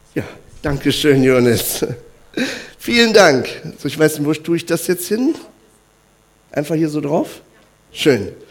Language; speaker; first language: German; native; German